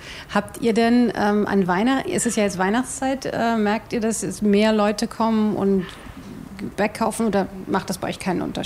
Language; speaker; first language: German; native; German